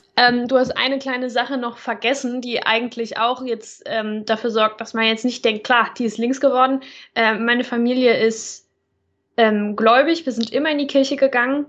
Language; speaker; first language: German; native; German